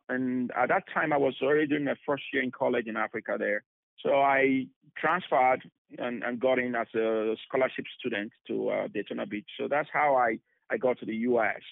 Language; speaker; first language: English; non-native, local second language; Bini